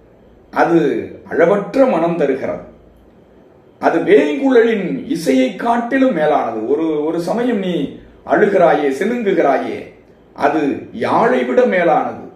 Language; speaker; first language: Tamil; native; Tamil